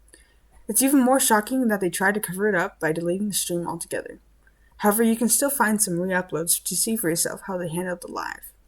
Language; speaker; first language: English; native; English